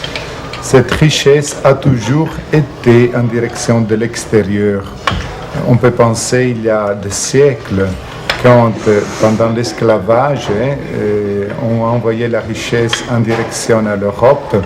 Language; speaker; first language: French; non-native, fluent; Portuguese